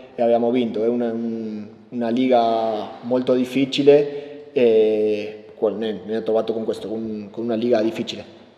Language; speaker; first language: Italian; non-native, learner; Spanish